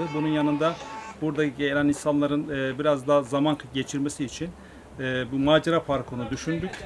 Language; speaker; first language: Turkish; native; Turkish